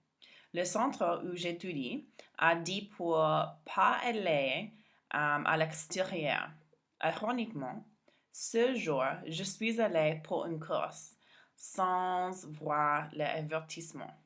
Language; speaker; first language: French; non-native, learner; English